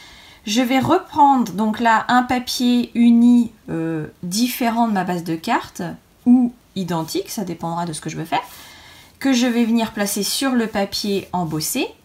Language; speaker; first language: French; native; French